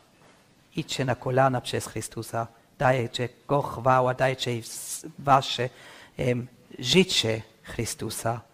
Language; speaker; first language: Polish; non-native, learner; English